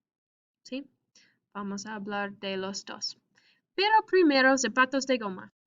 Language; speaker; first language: Spanish; non-native, fluent; English